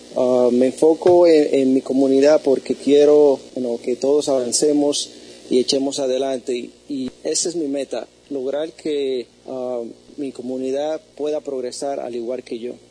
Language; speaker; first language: Spanish; early bilingual, heritage; Spanish